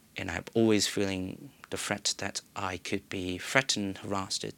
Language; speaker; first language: English; non-native, local second language; Cantonese